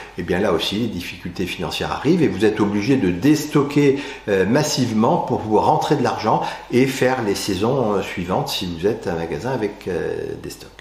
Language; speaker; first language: French; native; French